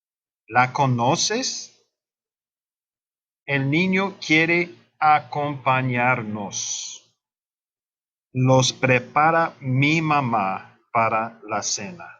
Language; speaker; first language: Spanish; non-native, fluent; English